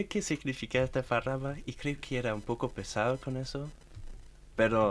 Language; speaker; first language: Spanish; non-native, fluent; German